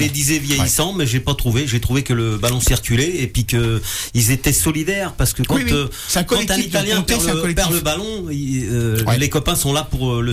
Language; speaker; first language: French; native; French